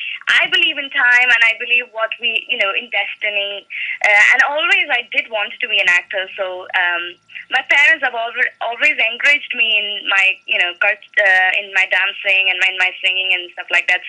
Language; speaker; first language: English; non-native, local second language; Malayalam